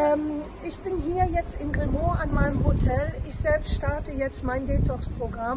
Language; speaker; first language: German; native; German